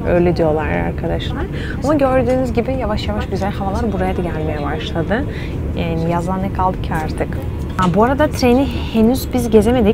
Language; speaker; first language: Turkish; non-native, fluent; Russian